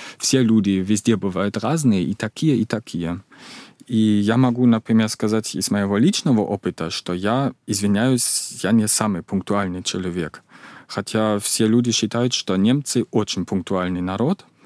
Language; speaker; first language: Russian; non-native, fluent; German